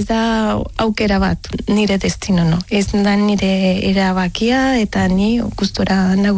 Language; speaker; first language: Basque; non-native, fluent; Spanish